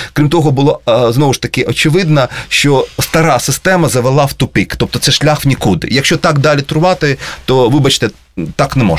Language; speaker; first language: Ukrainian; native; Ukrainian